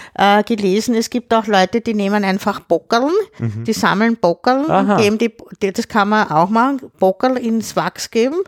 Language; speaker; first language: German; native; German